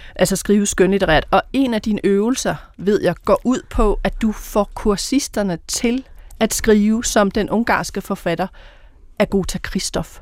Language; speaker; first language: Danish; native; Danish